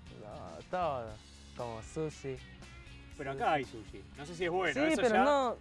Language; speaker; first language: Spanish; non-native, fluent; Japanese